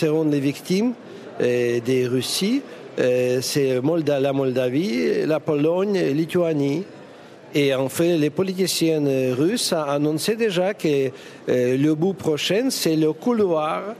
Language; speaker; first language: French; non-native, fluent; Russian